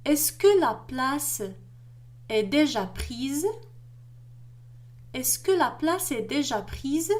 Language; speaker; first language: French; non-native, local second language; Arabic